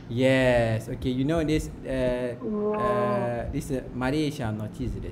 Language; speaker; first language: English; non-native, local second language; Malay